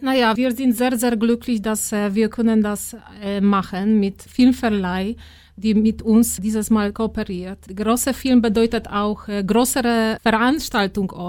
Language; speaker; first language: German; non-native, fluent; Polish